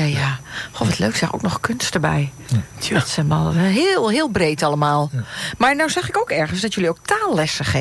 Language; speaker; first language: Dutch; native; Dutch